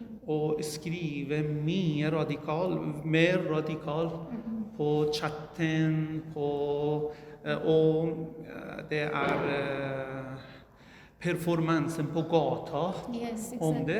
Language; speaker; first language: Norwegian; non-native, learner; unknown